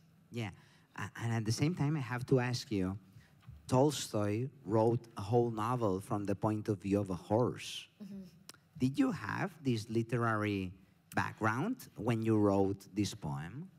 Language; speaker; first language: English; non-native, fluent; Catalan